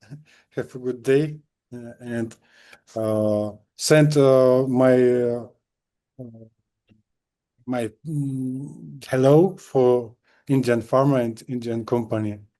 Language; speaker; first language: English; non-native, learner; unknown